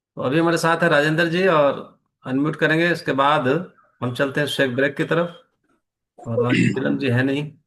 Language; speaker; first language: Hindi; native; Hindi